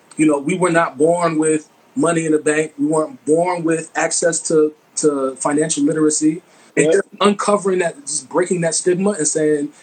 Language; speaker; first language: English; native; English